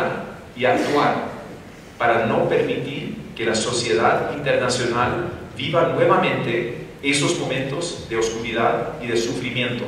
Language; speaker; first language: Spanish; non-native, fluent; English